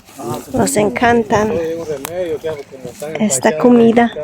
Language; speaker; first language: Spanish; non-native, learner; English